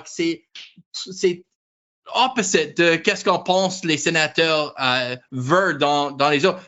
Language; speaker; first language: French; non-native, learner; English